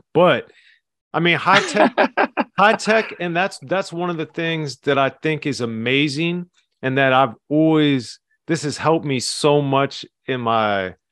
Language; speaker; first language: English; native; English